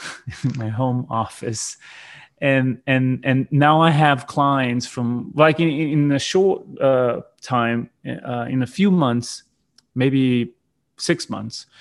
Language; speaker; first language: English; non-native, fluent; Portuguese